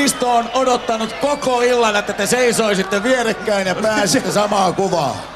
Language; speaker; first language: Finnish; native; Finnish